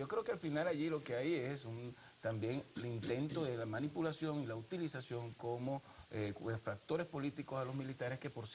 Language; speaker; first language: Spanish; native; Spanish